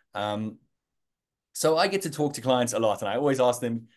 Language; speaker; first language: English; native; English